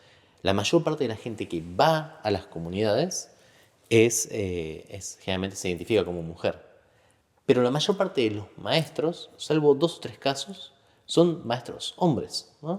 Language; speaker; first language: Spanish; native; Spanish